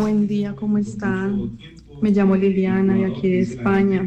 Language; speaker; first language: Spanish; native; Spanish